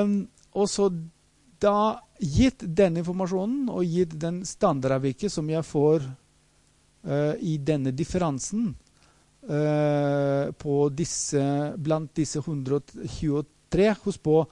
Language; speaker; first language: Norwegian; non-native, fluent; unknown